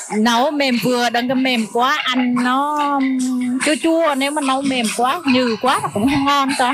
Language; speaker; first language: Vietnamese; non-native, local second language; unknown